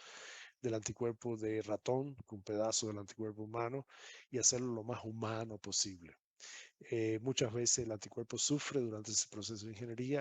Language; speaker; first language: Spanish; native; Spanish